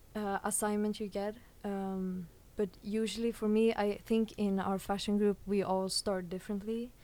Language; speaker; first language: English; early bilingual, other home language; Swedish